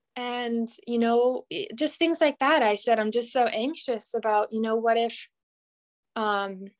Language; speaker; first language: English; native; English